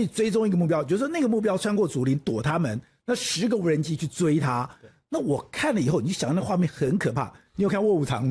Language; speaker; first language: Chinese; native; Chinese